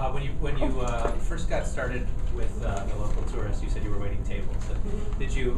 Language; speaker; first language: English; native; English